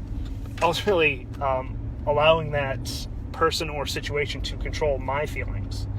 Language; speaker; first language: English; native; English